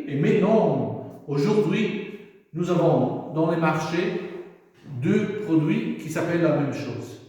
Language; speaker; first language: French; non-native, fluent; Italian